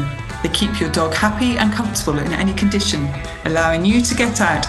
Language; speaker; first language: English; native; English